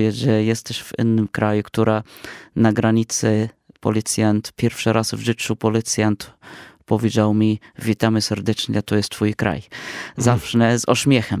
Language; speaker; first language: Polish; non-native, fluent; Arabic